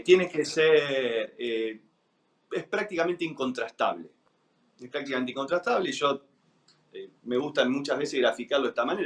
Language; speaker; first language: Spanish; native; Spanish